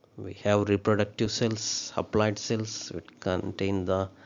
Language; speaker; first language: English; non-native, local second language; Telugu